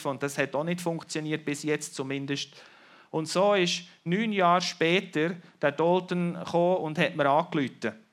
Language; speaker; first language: German; native; German